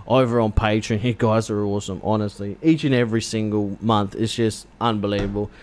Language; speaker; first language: English; native; English